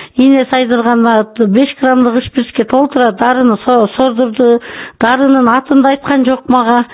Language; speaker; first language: Kyrgyz; native; Kyrgyz